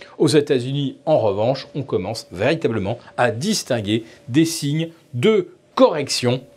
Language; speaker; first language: French; native; French